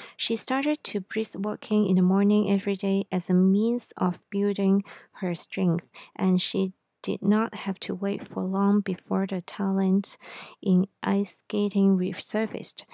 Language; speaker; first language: English; non-native, local second language; Cantonese